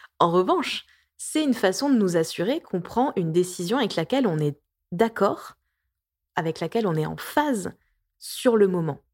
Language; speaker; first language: French; native; French